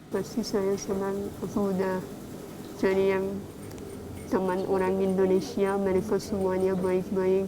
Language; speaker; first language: Indonesian; non-native, fluent; Persian